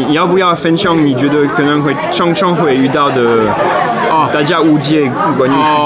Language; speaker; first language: Chinese; non-native, fluent; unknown